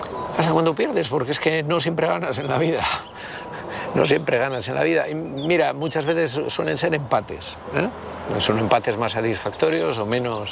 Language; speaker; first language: Spanish; native; Spanish